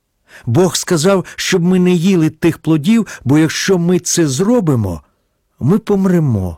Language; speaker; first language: Ukrainian; native; Ukrainian